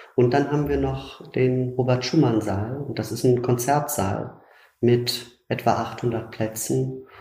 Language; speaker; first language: German; native; German